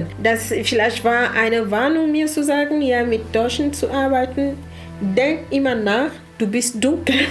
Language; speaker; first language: German; non-native, learner; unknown